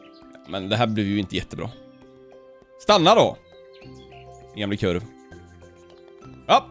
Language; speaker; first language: Swedish; native; Swedish